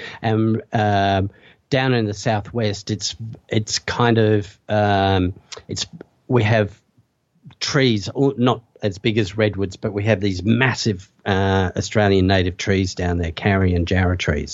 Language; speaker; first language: English; native; English